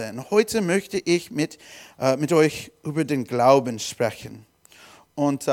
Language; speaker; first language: German; non-native, learner; English